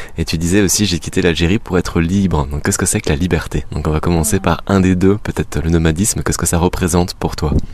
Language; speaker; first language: French; native; French